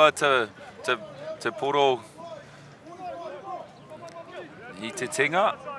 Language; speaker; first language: Māori; non-native, local second language; English